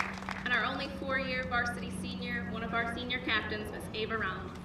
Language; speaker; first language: English; native; English